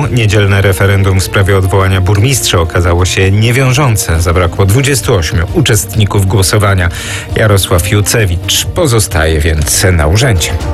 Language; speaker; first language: Polish; native; Polish